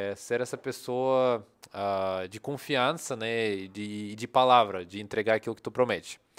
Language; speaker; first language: Portuguese; non-native, fluent; Russian